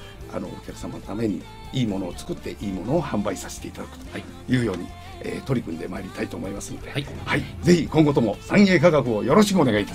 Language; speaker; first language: Japanese; native; Japanese